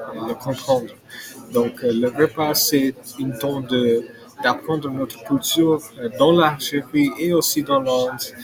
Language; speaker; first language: French; non-native, learner; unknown